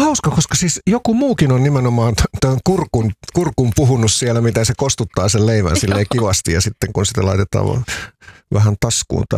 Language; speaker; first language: Finnish; native; Finnish